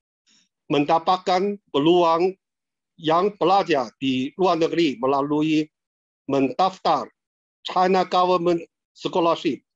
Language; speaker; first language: Indonesian; non-native, fluent; Chinese